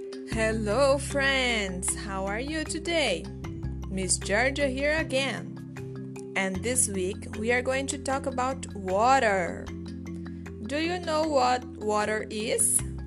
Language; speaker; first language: English; non-native, fluent; Portuguese